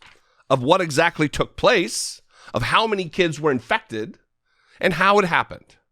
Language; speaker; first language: English; native; English